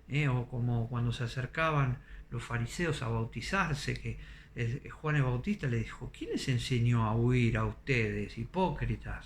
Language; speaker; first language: Spanish; native; Spanish